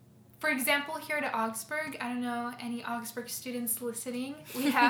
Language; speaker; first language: English; early bilingual, other home language; Spanish